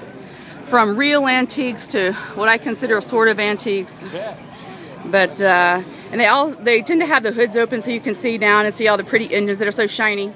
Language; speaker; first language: English; native; English